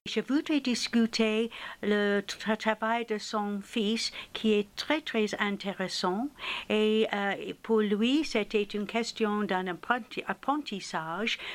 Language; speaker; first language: French; non-native, fluent; English